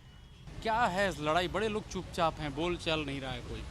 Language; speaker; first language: Hindi; native; Hindi